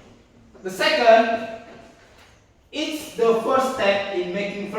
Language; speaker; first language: English; non-native, learner; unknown